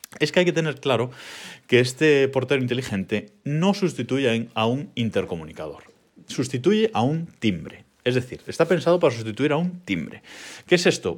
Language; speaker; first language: Spanish; native; Spanish